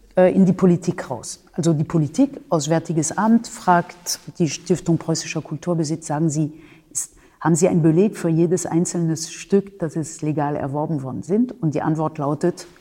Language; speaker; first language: German; non-native, fluent; French